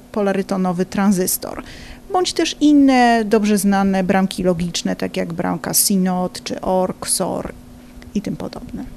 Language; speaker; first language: Polish; native; Polish